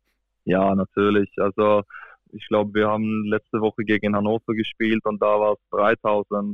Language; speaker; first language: German; non-native, fluent; Swedish